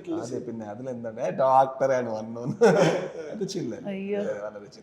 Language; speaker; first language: Malayalam; non-native, learner; Kannada